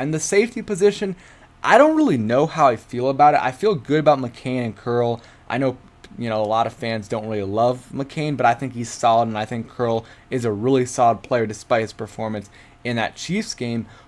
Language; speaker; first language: English; native; English